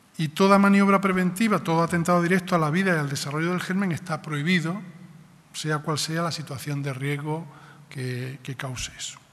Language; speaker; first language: Spanish; native; Spanish